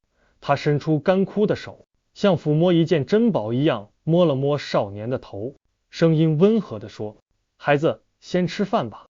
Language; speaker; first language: Chinese; native; Chinese